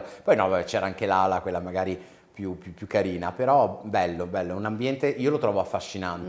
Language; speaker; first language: Italian; native; Italian